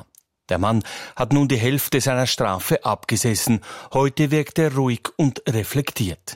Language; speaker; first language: German; native; German